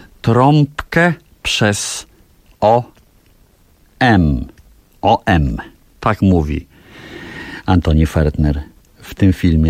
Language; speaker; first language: Polish; native; Polish